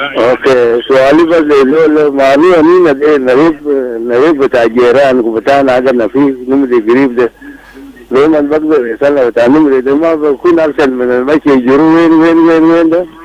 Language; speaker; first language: Arabic; non-native, local second language; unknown